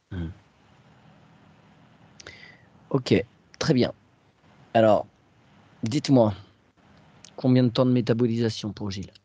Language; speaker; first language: French; native; French